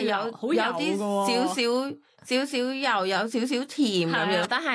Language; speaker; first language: Cantonese; non-native, learner; Thai